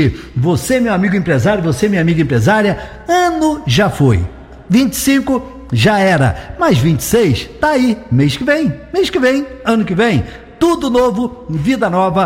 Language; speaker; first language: Portuguese; native; Portuguese